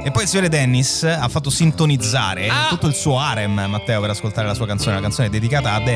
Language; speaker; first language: Italian; native; Italian